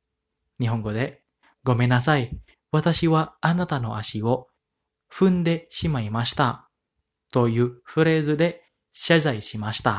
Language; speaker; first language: Japanese; non-native, fluent; Indonesian